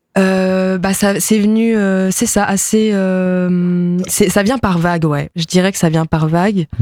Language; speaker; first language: French; early bilingual, other home language; Japanese